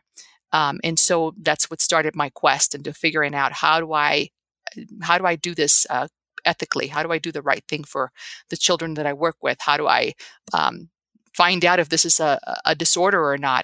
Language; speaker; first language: English; early bilingual, other home language; Spanish